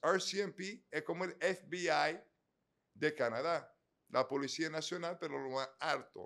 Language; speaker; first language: Spanish; native; Spanish